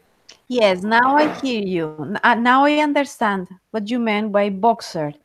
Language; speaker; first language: English; non-native, fluent; Spanish